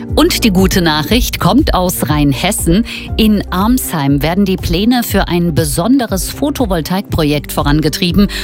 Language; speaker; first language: German; native; German